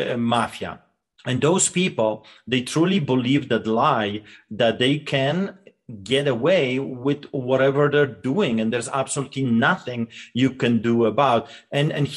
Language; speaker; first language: English; non-native, fluent; Polish